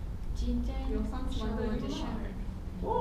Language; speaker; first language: Chinese; non-native, learner; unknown